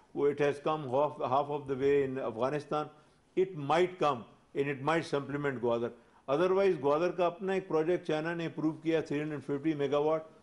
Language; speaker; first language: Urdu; non-native, local second language; Pashto